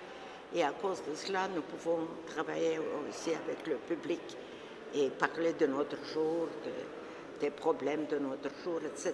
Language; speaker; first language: French; non-native, fluent; Russian